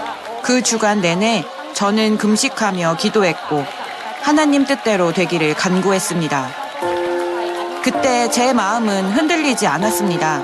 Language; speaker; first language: Korean; non-native, fluent; Thai